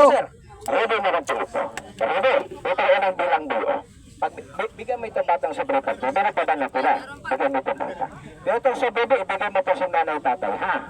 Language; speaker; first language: Filipino; non-native, local second language; Cebuano